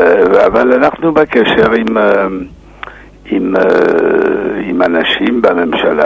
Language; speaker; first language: Hebrew; non-native, fluent; English